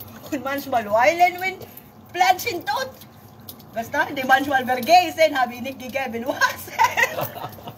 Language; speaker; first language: German; non-native, learner; Filipino